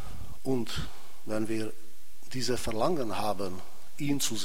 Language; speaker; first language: German; non-native, fluent; Czech